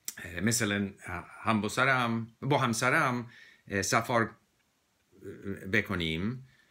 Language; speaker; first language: Persian; non-native, learner; English